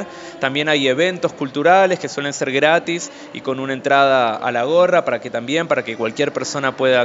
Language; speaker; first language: Spanish; native; Spanish